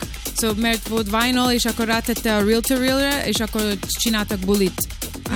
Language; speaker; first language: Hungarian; early bilingual, heritage; Hungarian